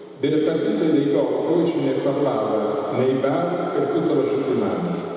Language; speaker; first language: Italian; native; Italian